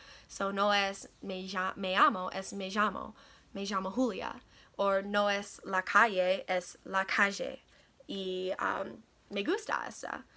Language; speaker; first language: Spanish; non-native, learner; English